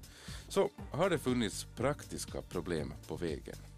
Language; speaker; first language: Swedish; native; Swedish